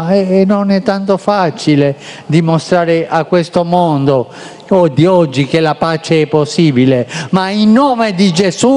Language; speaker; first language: Italian; non-native, fluent; Spanish